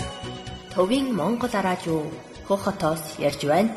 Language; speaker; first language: Mongolian; native; Mongolian